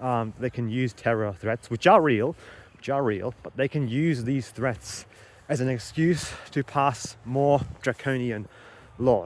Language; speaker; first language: English; native; English